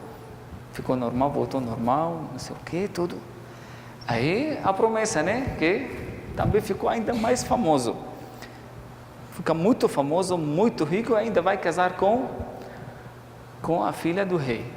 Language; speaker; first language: Portuguese; non-native, fluent; Arabic